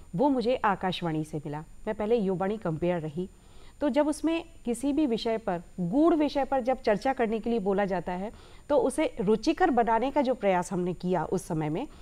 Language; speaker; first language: Hindi; native; Hindi